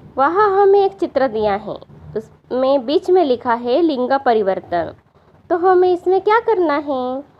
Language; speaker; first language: Hindi; non-native, local second language; Marathi